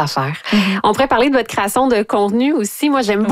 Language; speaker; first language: French; native; French